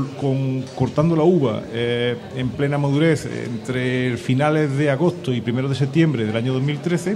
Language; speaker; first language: Spanish; native; Spanish